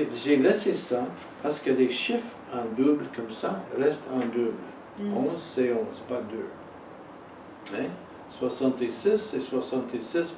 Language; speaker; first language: French; non-native, fluent; English